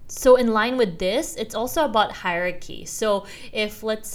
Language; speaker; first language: English; non-native, local second language; Korean